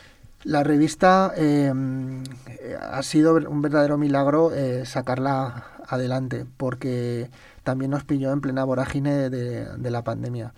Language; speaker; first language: Spanish; native; Spanish